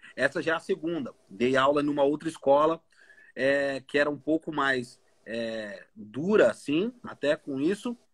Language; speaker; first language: Portuguese; native; Portuguese